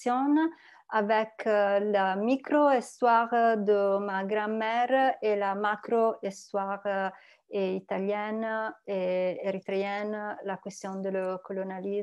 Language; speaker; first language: French; non-native, learner; Italian